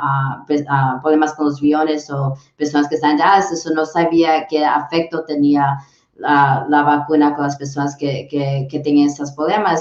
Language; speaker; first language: Spanish; early bilingual, heritage; English